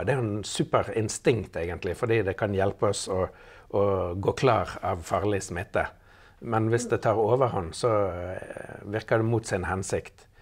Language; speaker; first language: Norwegian; native; Norwegian